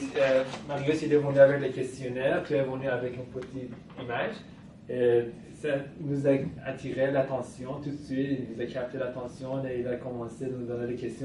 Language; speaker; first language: French; non-native, fluent; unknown